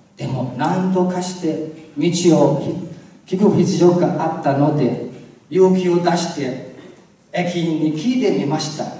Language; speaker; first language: Japanese; non-native, learner; Chinese